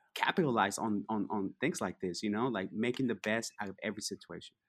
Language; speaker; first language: English; early bilingual, other home language; Spanish